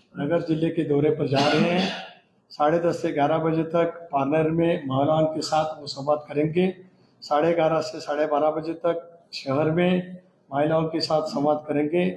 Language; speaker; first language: Hindi; non-native, local second language; Marathi